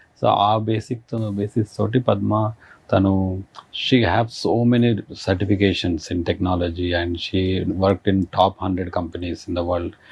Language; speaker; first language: Telugu; native; Telugu